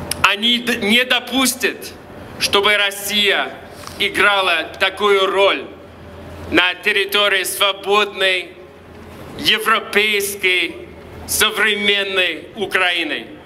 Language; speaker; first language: Russian; non-native, fluent; English